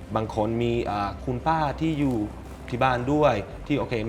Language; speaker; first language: Thai; non-native, learner; Spanish